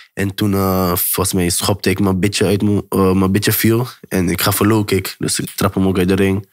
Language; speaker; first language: Dutch; native; Dutch